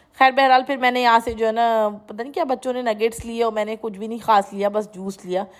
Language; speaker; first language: Urdu; native; Urdu